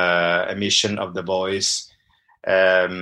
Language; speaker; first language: English; non-native, fluent; Italian